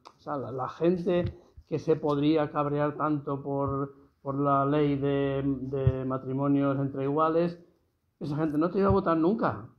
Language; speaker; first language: Spanish; native; Spanish